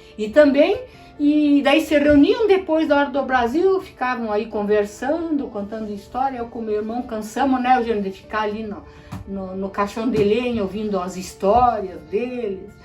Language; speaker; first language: Portuguese; early bilingual, other home language; Polish